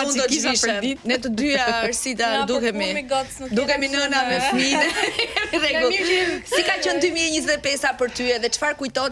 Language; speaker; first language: Albanian; native; Albanian